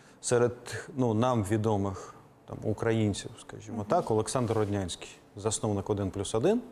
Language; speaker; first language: Ukrainian; native; Ukrainian